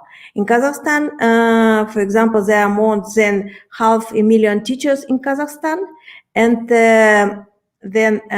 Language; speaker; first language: English; non-native, learner; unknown